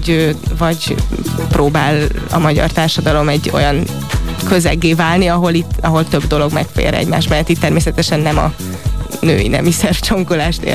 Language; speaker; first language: Hungarian; native; Hungarian